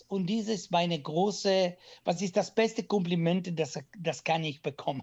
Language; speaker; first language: German; non-native, fluent; Italian